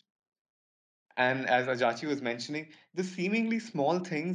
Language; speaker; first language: English; non-native, local second language; Kannada